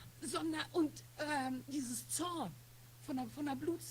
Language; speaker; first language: German; non-native, fluent; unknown